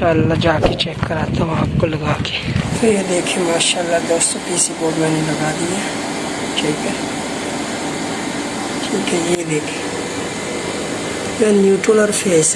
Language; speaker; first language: Hindi; non-native, local second language; Punjabi